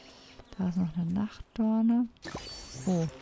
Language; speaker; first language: German; native; German